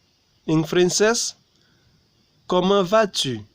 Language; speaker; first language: French; non-native, learner; Haitian Creole